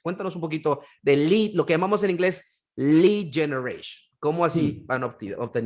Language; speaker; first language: Spanish; native; Spanish